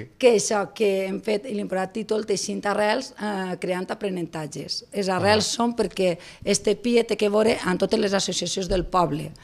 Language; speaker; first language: Catalan; native; Catalan